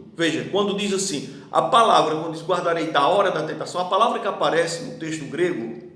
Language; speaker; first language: Portuguese; native; Portuguese